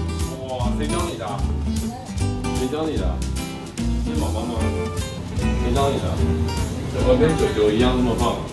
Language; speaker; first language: Chinese; native; Chinese